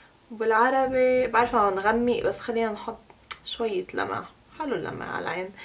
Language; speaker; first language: Arabic; early bilingual, heritage; Arabic